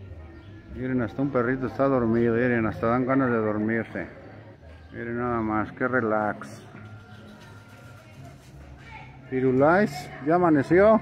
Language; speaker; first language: Spanish; native; Spanish